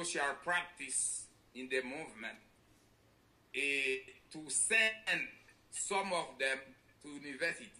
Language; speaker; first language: English; non-native, learner; Haitian Creole